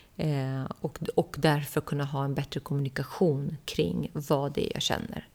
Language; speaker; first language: Swedish; early bilingual, other home language; Persian